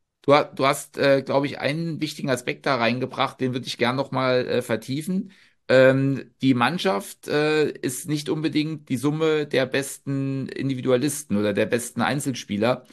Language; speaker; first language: German; native; German